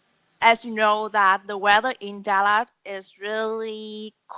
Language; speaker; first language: English; non-native, learner; Vietnamese